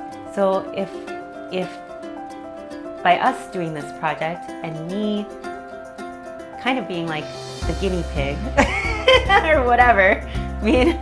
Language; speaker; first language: English; early bilingual, other home language; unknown